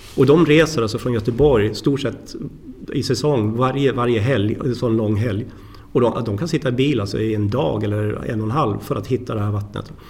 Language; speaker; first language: Swedish; native; Swedish